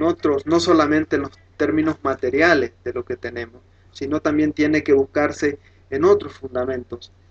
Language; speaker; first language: Spanish; native; Spanish